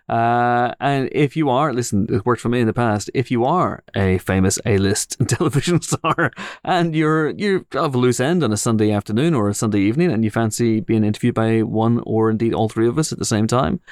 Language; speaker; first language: English; native; English